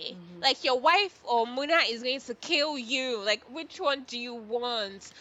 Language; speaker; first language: English; non-native, local second language; Yoruba